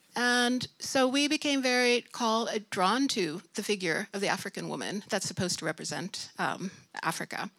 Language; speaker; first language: English; native; English